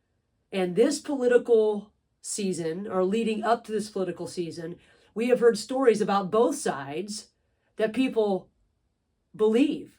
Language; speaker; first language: English; native; English